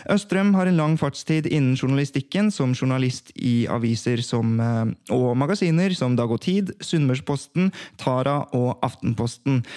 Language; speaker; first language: Norwegian; early bilingual, other home language; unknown